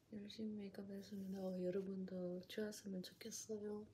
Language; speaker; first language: Korean; non-native, fluent; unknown